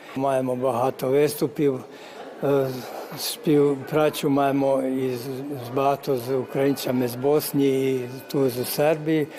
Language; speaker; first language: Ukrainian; early bilingual, heritage; Ukrainian